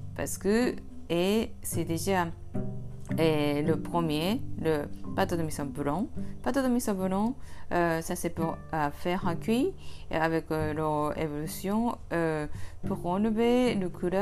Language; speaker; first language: French; non-native, learner; Japanese